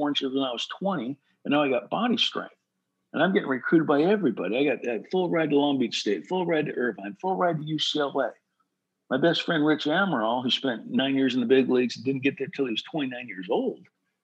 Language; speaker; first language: English; native; English